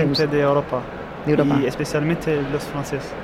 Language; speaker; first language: Spanish; non-native, learner; Arabic